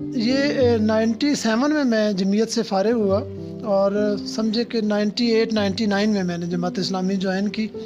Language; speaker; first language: Urdu; non-native, local second language; Punjabi